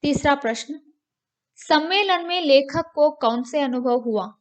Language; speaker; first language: Hindi; non-native, local second language; Kannada